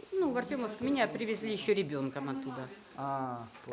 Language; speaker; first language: Russian; native; Russian